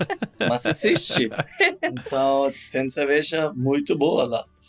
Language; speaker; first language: Portuguese; non-native, learner; German